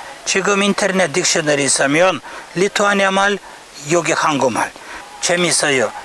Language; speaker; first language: Korean; non-native, learner; Lithuanian